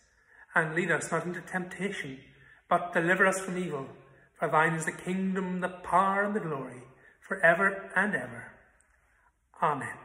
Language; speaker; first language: English; native; English